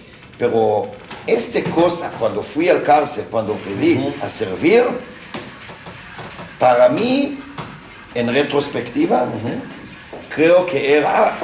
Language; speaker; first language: Spanish; non-native, fluent; Hebrew